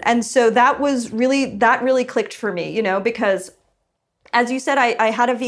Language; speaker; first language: English; native; English